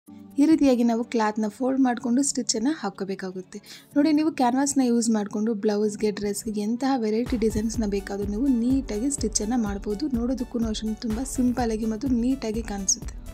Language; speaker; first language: Kannada; native; Kannada